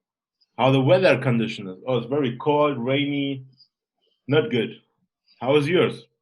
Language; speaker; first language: English; non-native, fluent; German